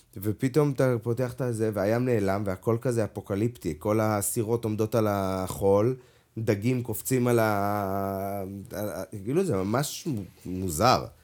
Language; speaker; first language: Hebrew; non-native, local second language; Arabic